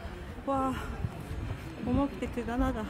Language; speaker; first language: Korean; non-native, fluent; Japanese